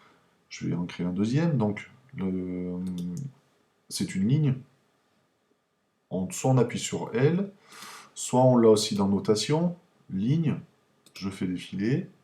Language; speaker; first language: French; native; French